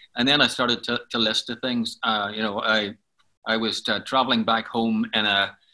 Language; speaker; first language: English; native; English